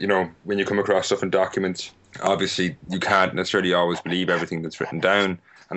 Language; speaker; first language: English; native; English